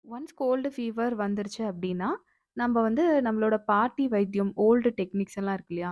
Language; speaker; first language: Tamil; native; Tamil